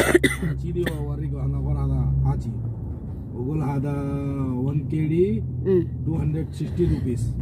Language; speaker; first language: Arabic; non-native, learner; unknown